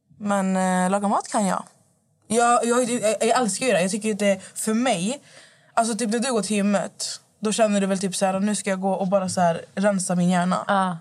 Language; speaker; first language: Swedish; native; Swedish